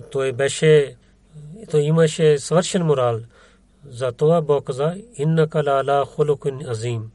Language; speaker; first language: Bulgarian; non-native, learner; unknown